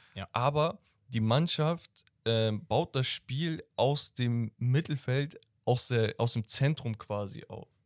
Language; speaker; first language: German; early bilingual, other home language; Turkish